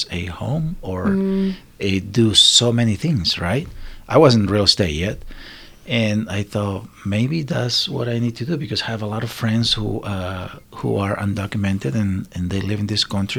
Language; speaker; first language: English; non-native, learner; Spanish